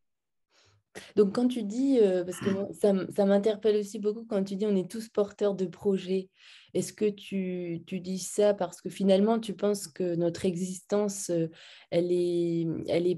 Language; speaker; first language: French; native; French